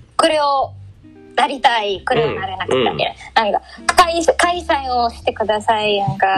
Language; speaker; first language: Japanese; non-native, learner; Arabic